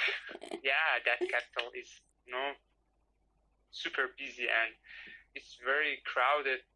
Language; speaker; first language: English; non-native, learner; Persian